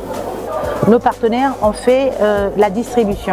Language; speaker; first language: French; non-native, local second language; Lingala